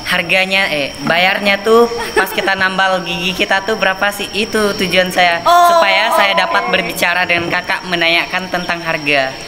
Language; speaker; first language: Indonesian; non-native, local second language; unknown